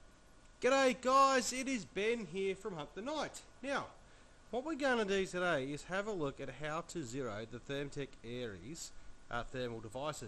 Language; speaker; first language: English; native; English